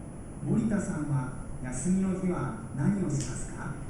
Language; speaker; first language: Japanese; non-native, learner; Indonesian